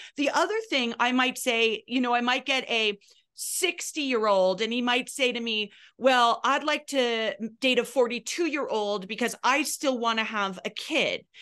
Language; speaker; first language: English; native; English